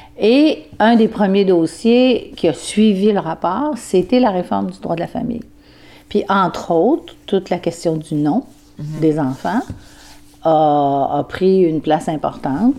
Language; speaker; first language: French; native; French